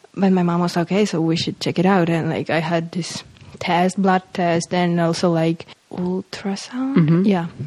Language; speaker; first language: English; non-native, fluent; Polish